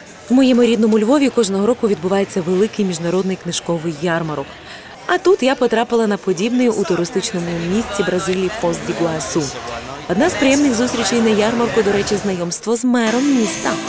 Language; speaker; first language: Ukrainian; native; Ukrainian